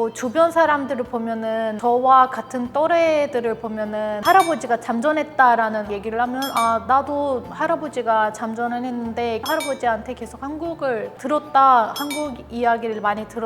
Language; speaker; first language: Korean; non-native, fluent; Turkish